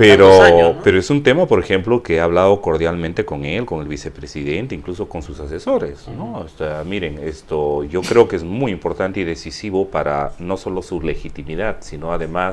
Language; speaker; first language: Spanish; native; Spanish